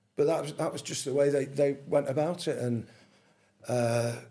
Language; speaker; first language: English; native; English